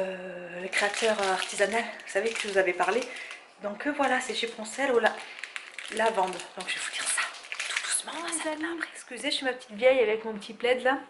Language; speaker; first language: French; native; French